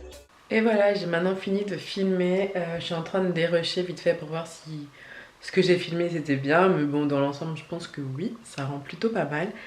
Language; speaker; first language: French; native; French